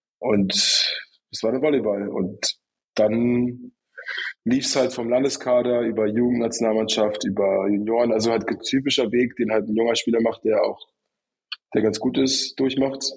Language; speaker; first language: German; early bilingual, other home language; Russian